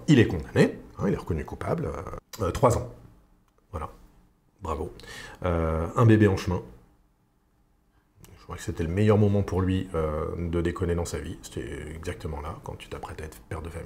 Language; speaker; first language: French; native; French